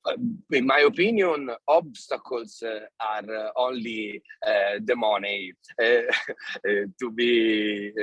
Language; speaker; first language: English; non-native, fluent; Italian